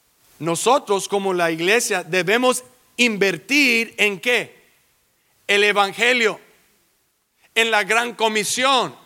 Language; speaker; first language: Spanish; early bilingual, heritage; English